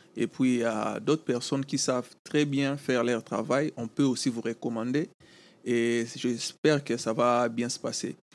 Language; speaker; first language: French; non-native, local second language; Lingala